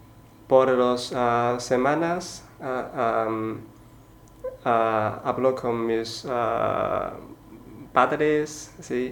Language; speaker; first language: Spanish; non-native, learner; Chinese